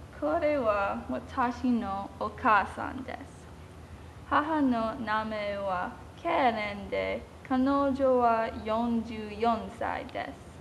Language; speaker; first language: Japanese; non-native, learner; English